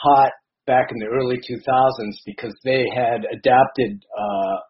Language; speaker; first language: English; native; English